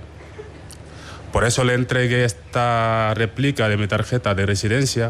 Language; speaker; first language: Spanish; non-native, fluent; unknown